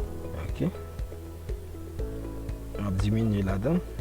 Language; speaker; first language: French; non-native, local second language; Haitian Creole